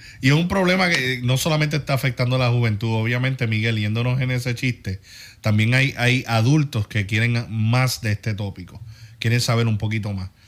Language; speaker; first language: Spanish; early bilingual, heritage; Spanish